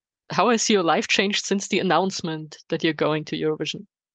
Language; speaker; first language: English; non-native, fluent; German